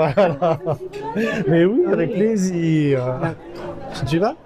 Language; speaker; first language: French; native; French